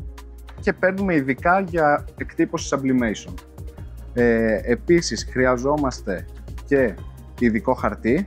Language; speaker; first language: Greek; native; Greek